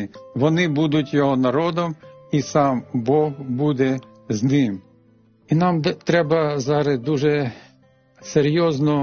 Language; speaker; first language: Ukrainian; native; Ukrainian